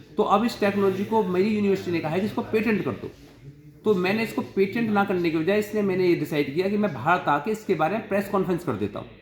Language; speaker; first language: Hindi; native; Hindi